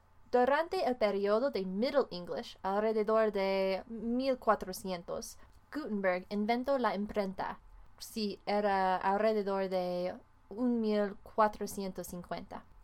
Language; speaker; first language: Spanish; non-native, fluent; English